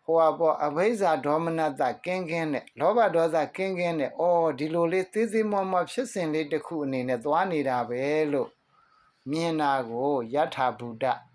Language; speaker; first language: Burmese; native; Burmese